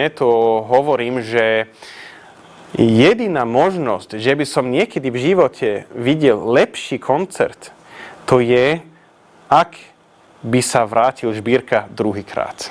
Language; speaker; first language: Slovak; non-native, fluent; Swedish